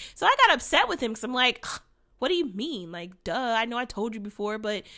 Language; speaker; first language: English; native; English